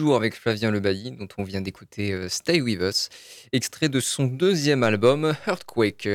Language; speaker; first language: French; native; French